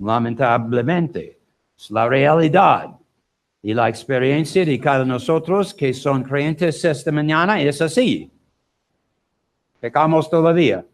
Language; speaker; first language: Spanish; non-native, learner; English